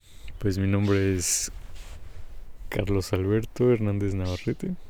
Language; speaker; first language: Spanish; native; Spanish